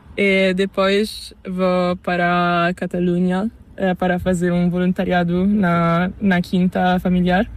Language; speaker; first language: Spanish; non-native, learner; Italian